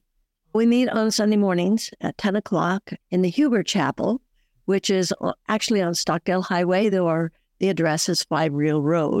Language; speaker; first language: English; native; English